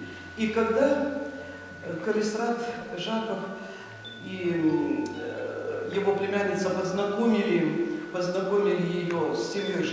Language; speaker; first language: Russian; native; Russian